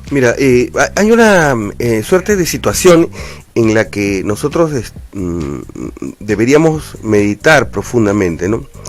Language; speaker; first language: Spanish; native; Spanish